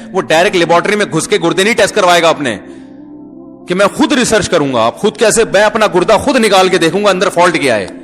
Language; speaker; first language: Urdu; native; Urdu